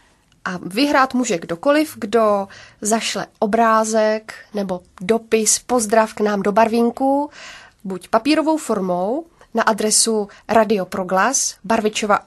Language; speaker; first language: Czech; native; Czech